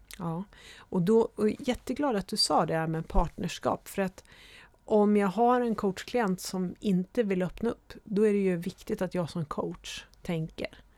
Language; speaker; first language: Swedish; native; Swedish